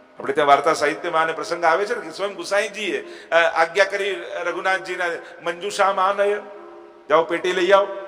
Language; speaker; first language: Gujarati; non-native, local second language; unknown